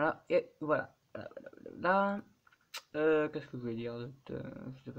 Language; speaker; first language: French; native; French